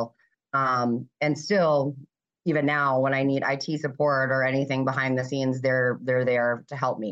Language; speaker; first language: English; native; English